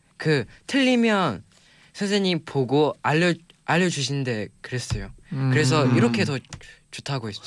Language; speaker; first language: Korean; non-native, learner; Chinese